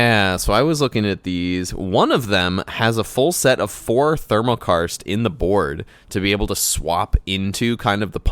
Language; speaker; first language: English; native; English